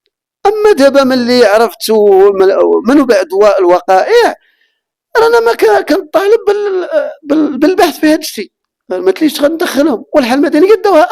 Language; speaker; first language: Arabic; native; Arabic